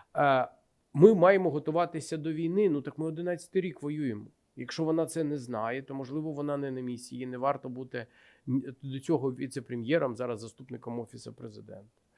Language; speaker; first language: Ukrainian; non-native, local second language; Russian